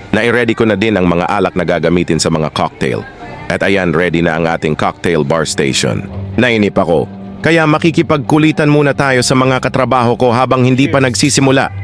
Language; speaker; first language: Filipino; native; Filipino